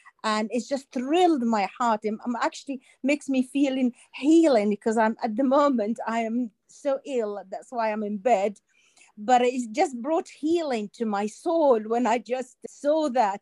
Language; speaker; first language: English; non-native, fluent; Arabic